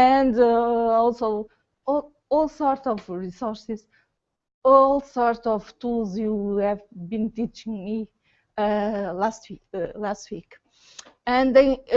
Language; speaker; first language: English; non-native, learner; Portuguese